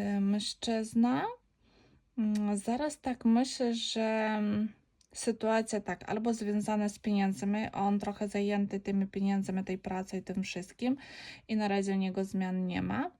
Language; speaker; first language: Polish; non-native, learner; Ukrainian